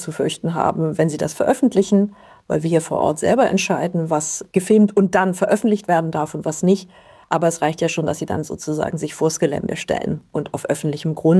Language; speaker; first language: German; native; German